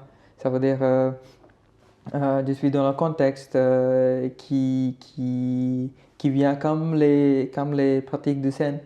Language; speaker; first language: French; non-native, learner; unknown